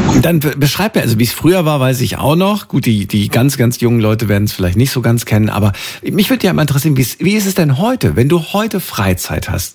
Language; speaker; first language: German; native; German